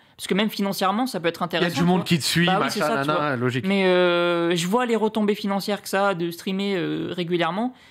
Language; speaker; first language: French; native; French